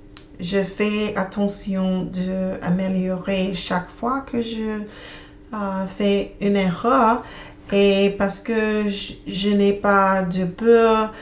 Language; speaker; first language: French; non-native, learner; English